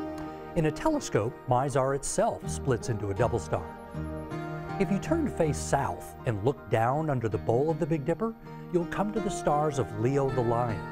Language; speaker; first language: English; native; English